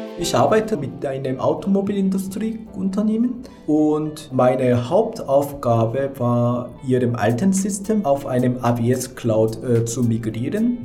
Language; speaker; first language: German; non-native, fluent; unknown